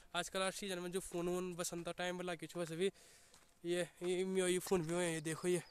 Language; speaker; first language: Hindi; native; Hindi